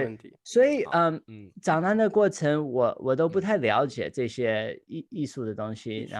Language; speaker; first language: Chinese; early bilingual, heritage; Chinese